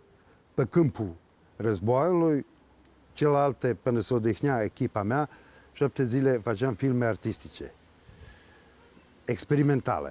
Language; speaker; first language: Romanian; early bilingual, heritage; Serbian